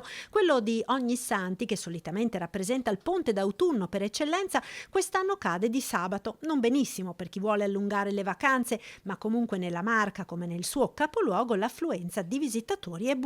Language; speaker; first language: Italian; native; Italian